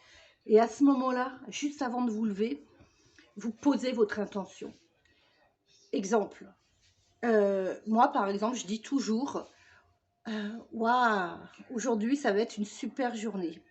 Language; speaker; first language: French; native; French